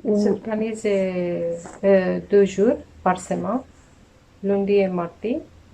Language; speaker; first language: French; non-native, learner; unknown